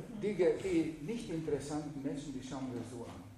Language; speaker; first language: German; non-native, fluent; Hungarian